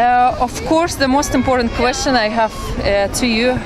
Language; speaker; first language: English; non-native, fluent; Russian